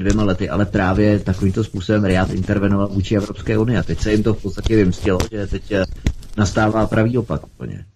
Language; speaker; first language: Czech; native; Czech